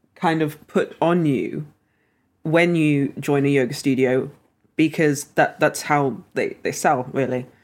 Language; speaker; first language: English; native; English